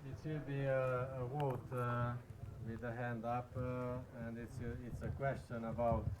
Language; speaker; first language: English; non-native, learner; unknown